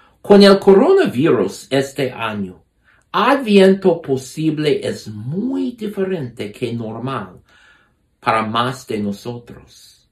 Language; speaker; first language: Spanish; non-native, fluent; English